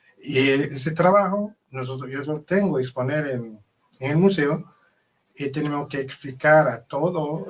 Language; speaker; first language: Spanish; non-native, fluent; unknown